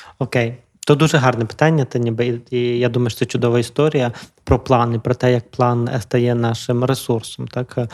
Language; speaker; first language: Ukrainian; native; Ukrainian